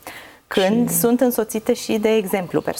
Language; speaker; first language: Romanian; native; Romanian